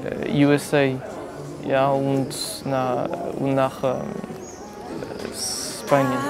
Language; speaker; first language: German; non-native, learner; French